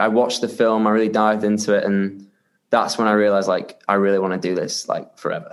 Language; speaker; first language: English; native; English